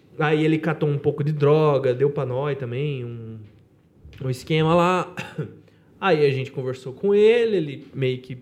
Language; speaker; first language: Portuguese; native; Portuguese